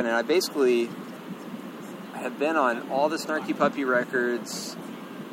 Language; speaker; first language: English; native; English